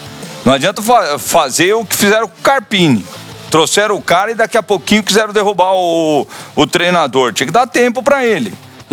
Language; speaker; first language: Portuguese; native; Portuguese